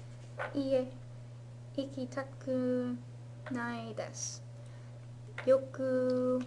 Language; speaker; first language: Japanese; non-native, learner; English